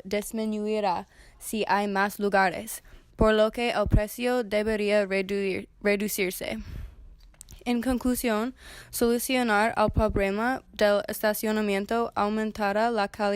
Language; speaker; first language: Spanish; non-native, learner; English